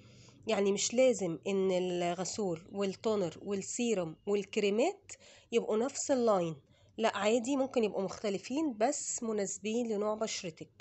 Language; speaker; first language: Arabic; native; Arabic